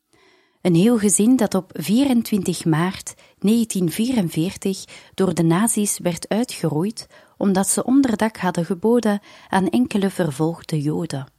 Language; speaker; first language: Dutch; native; Dutch